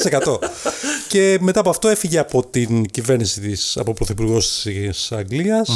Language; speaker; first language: Greek; native; Greek